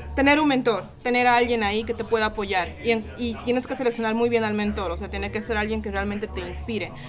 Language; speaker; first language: Spanish; native; Spanish